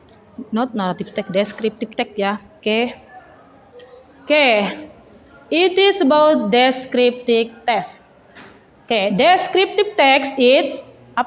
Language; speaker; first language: English; non-native, learner; Indonesian